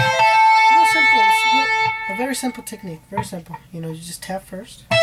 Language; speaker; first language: English; early bilingual, other home language; Spanish